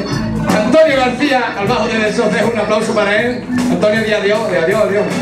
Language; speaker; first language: Spanish; native; Spanish